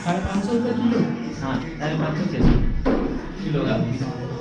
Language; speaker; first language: Hindi; non-native, local second language; Bangla